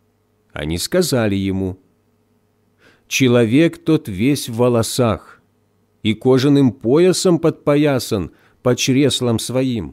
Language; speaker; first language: Russian; native; Russian